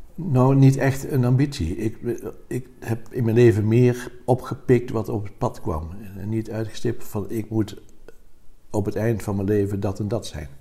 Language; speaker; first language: Dutch; native; Dutch